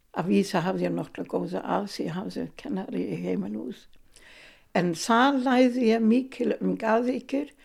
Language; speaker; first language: Icelandic; non-native, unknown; German